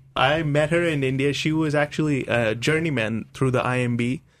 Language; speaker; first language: English; non-native, local second language; Hindi